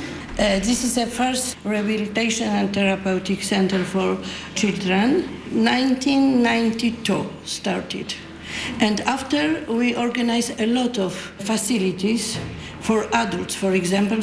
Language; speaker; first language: English; non-native, learner; Polish